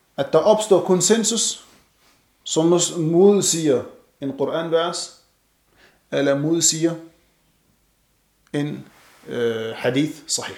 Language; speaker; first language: Danish; non-native, fluent; Arabic